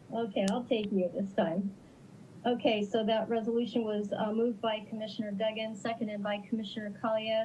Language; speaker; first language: English; native; English